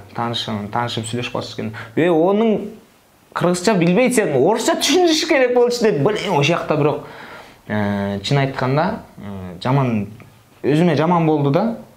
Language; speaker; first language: Kyrgyz; non-native, local second language; Russian